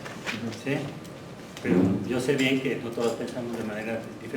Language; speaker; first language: Spanish; native; Spanish